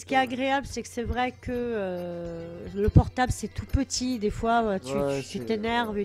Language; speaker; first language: French; native; French